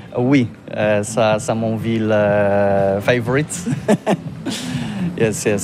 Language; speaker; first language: French; non-native, learner; Polish